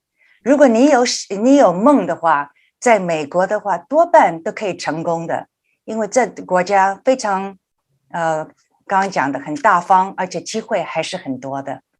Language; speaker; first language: Chinese; early bilingual, heritage; Chinese